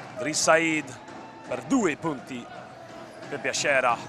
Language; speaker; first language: Italian; non-native, learner; English